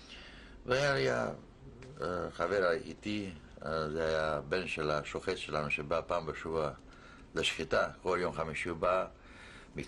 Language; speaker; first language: Hebrew; non-native, fluent; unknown